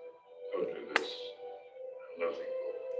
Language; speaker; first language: English; native; English